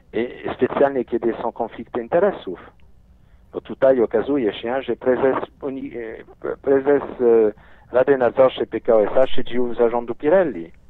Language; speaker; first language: Polish; non-native, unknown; French